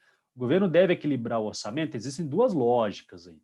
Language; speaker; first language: Portuguese; native; Portuguese